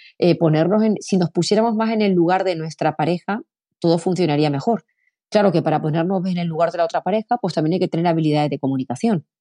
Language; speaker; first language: Spanish; native; Spanish